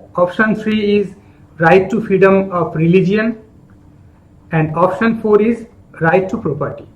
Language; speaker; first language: English; non-native, local second language; Bangla